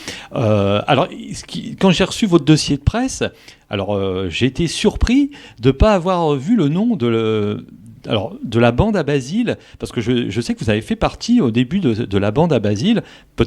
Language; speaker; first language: French; native; French